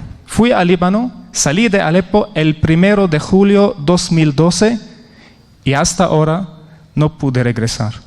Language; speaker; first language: Spanish; non-native, fluent; Arabic